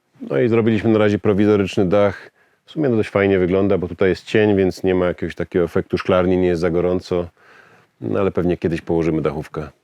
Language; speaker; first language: Polish; native; Polish